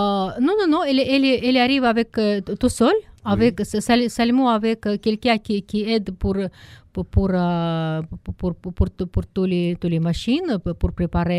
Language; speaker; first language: French; non-native, learner; Russian